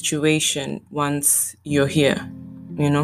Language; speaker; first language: English; non-native, local second language; Tswana